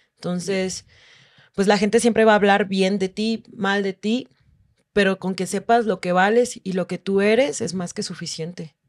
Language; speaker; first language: Spanish; native; Spanish